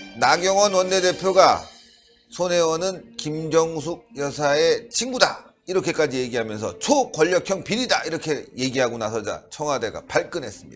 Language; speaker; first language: Korean; native; Korean